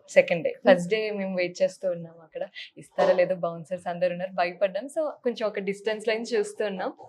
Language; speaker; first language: Telugu; native; Telugu